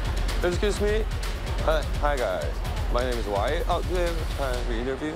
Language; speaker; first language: English; non-native, fluent; Korean